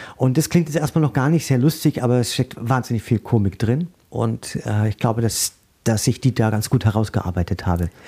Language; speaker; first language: German; native; German